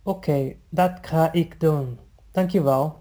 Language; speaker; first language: Dutch; non-native, learner; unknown